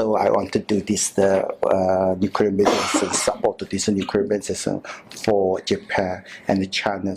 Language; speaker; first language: English; non-native, learner; Chinese